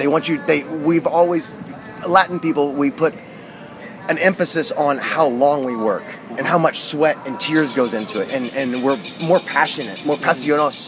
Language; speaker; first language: English; early bilingual, other home language; Spanish